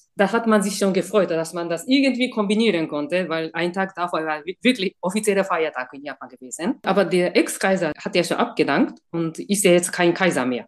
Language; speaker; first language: German; non-native, fluent; Japanese